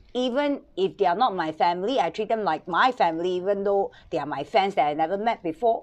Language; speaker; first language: English; non-native, local second language; Chinese